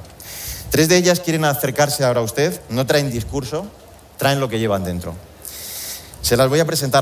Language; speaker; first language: Spanish; native; Spanish